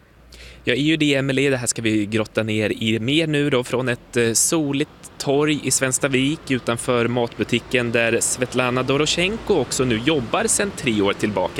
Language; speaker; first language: Swedish; native; Swedish